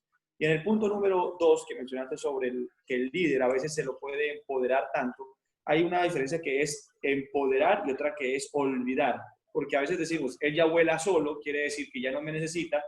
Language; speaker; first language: Spanish; native; Spanish